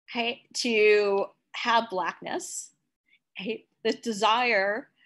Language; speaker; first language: English; native; English